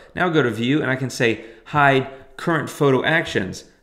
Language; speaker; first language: English; native; English